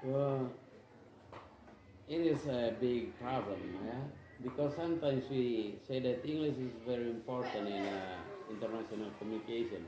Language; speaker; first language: English; non-native, fluent; Indonesian